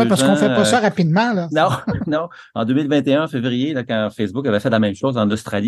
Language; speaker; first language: French; native; French